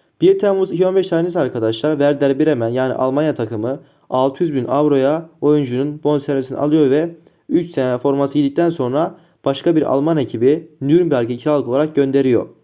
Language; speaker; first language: Turkish; native; Turkish